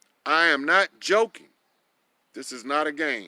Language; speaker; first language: English; native; English